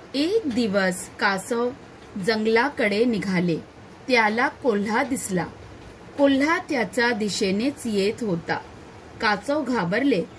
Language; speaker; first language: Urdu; native; Urdu